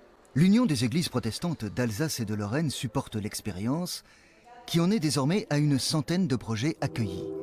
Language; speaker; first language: French; native; French